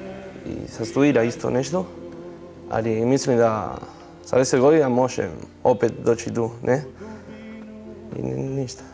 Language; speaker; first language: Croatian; early bilingual, heritage; Spanish